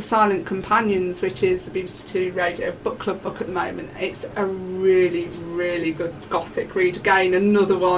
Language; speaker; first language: English; native; English